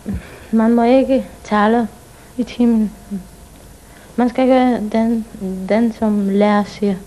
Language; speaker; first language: Danish; early bilingual, other home language; Polish